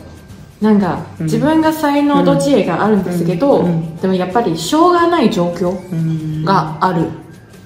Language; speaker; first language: Japanese; non-native, learner; Chinese